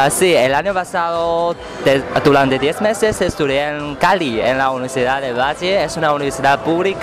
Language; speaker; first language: Spanish; non-native, fluent; Chinese